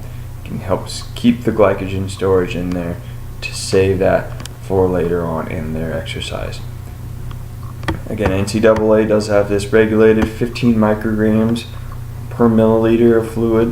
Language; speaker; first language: English; native; English